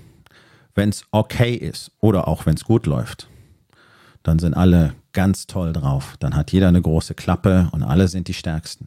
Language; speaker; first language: German; native; German